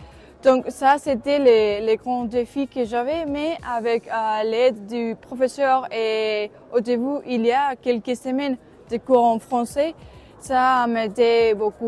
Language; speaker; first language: French; non-native, learner; Spanish